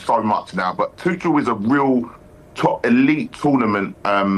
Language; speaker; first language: English; native; English